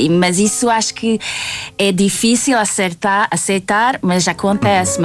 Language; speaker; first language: Portuguese; non-native, fluent; Hungarian